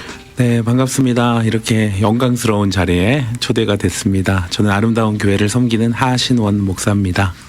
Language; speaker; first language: Korean; native; Korean